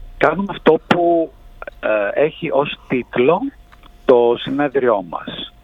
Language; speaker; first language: Greek; early bilingual, heritage; Greek